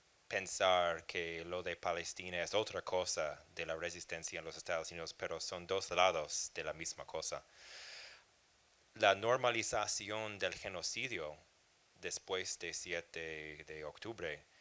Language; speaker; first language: Spanish; non-native, fluent; English